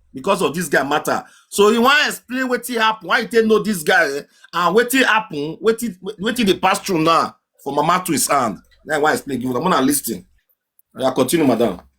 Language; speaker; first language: Nigerian Pidgin; native; Nigerian Pidgin